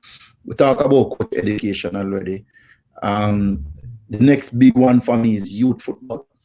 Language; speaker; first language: English; native; English